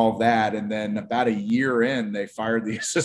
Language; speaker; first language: English; native; English